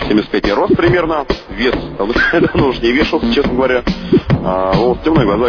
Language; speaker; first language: Russian; native; Russian